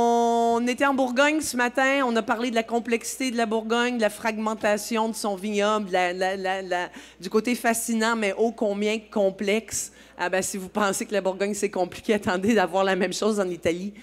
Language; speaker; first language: French; native; French